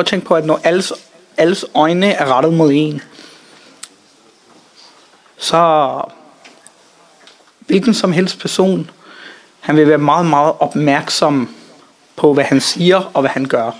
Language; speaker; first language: Danish; early bilingual, other home language; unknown